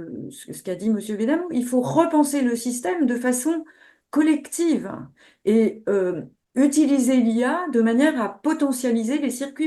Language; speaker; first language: French; native; French